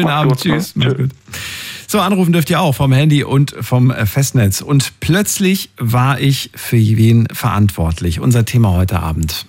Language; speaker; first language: German; native; German